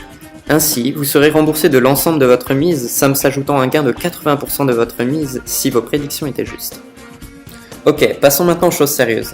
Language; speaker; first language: French; native; French